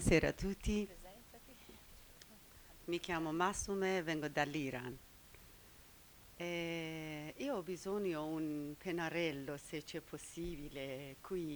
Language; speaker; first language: Italian; non-native, learner; Persian